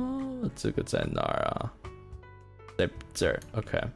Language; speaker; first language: Chinese; non-native, learner; English